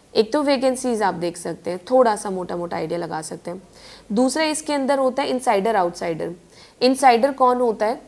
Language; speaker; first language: Hindi; native; Hindi